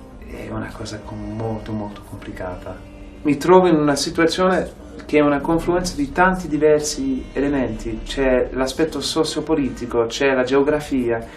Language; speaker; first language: Italian; non-native, fluent; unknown